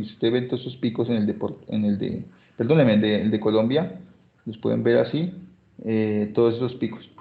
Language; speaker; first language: Spanish; native; Spanish